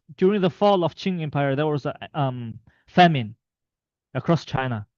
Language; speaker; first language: English; non-native, fluent; Mongolian